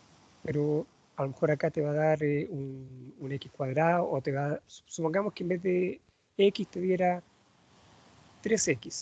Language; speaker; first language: Spanish; native; Spanish